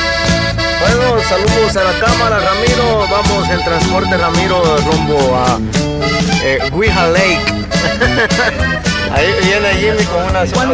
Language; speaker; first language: Spanish; native; Spanish